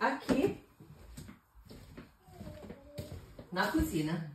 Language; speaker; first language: Portuguese; non-native, fluent; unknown